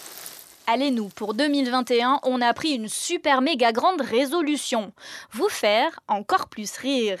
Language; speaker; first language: French; native; French